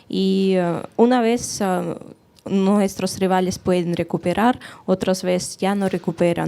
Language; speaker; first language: Spanish; non-native, fluent; Russian